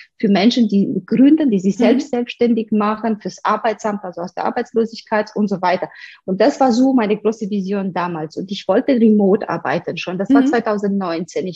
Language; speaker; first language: German; non-native, fluent; Romanian